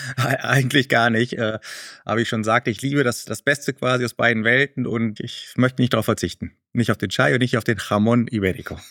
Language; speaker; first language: German; early bilingual, other home language; Spanish